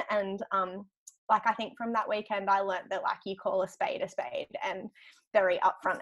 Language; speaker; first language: English; native; English